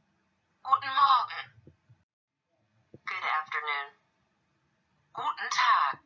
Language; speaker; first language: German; non-native, learner; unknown